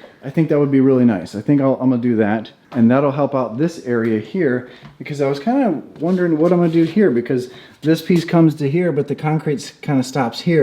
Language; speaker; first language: English; native; English